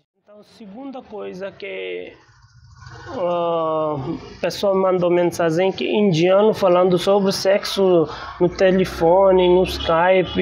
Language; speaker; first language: Portuguese; non-native, learner; Hindi